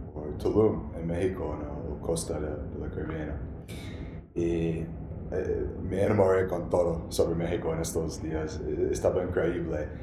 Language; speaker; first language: Spanish; non-native, learner; English